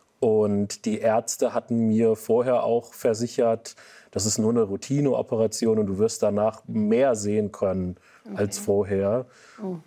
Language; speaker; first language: German; native; German